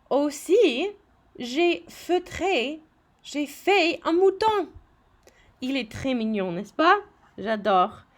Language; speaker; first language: French; non-native, fluent; English